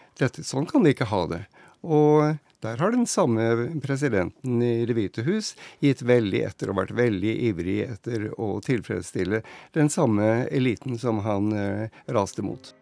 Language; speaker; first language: Norwegian; native; Norwegian